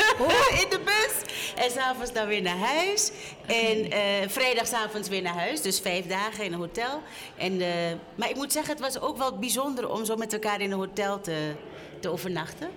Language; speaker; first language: Dutch; native; Dutch